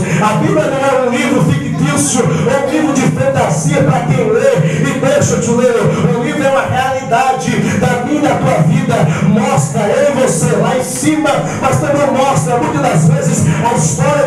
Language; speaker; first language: Portuguese; native; Portuguese